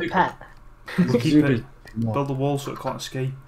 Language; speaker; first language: English; native; English